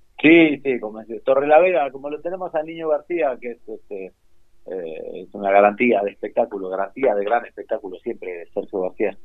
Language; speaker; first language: Spanish; native; Spanish